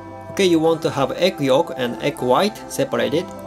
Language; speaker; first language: English; non-native, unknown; Japanese